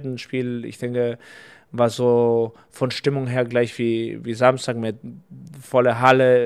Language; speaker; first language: German; non-native, fluent; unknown